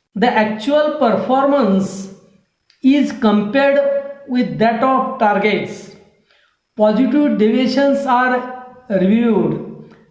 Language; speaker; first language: English; non-native, local second language; Marathi